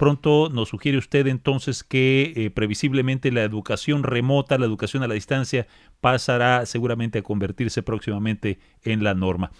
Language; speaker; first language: Spanish; native; Spanish